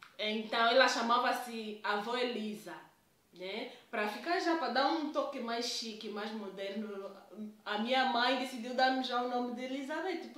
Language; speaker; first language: Portuguese; native; Portuguese